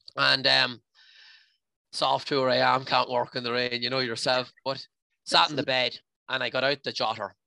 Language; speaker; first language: English; native; English